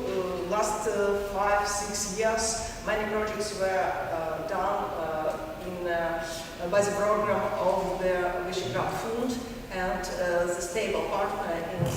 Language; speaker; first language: English; non-native, learner; Ukrainian